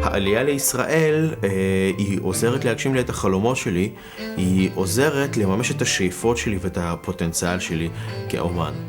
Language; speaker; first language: Hebrew; non-native, fluent; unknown